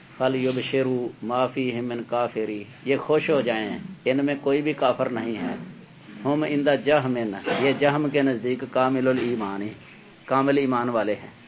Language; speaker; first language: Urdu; non-native, local second language; Punjabi